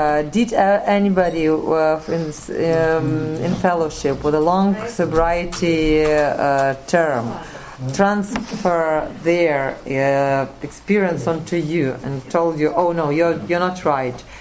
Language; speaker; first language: English; non-native, fluent; Russian